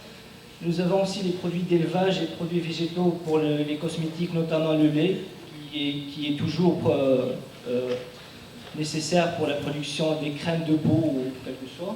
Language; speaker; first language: French; non-native, fluent; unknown